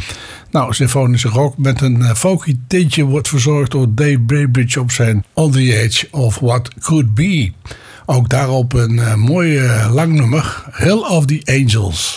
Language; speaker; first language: Dutch; native; Dutch